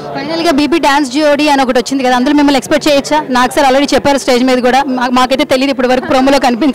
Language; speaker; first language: Telugu; native; Telugu